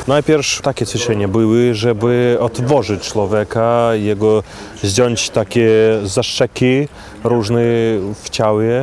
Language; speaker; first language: Polish; non-native, fluent; Belarusian